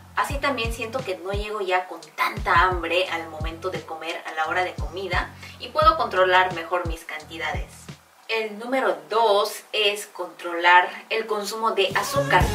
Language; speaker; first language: Spanish; non-native, fluent; Korean